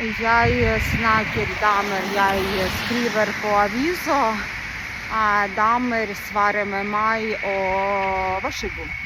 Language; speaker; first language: Norwegian; non-native, learner; Ukrainian